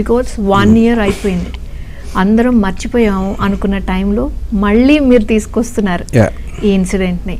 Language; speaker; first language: Telugu; native; Telugu